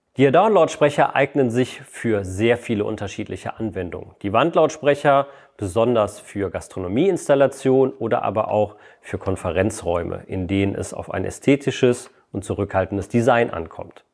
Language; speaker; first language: German; native; German